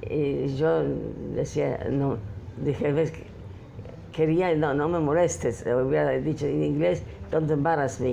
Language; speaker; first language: Spanish; non-native, fluent; Polish